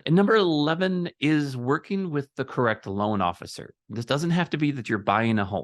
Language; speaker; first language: English; native; English